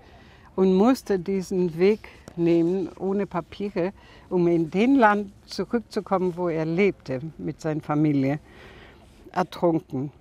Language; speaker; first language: German; non-native, fluent; Greek